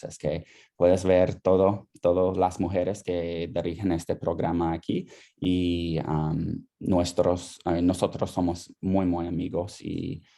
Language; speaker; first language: Spanish; non-native, fluent; English